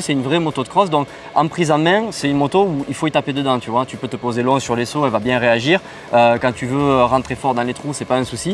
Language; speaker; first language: French; native; French